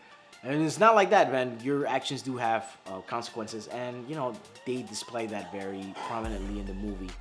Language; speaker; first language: English; native; English